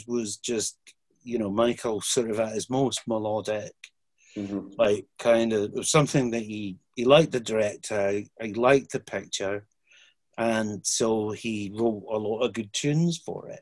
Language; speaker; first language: English; native; English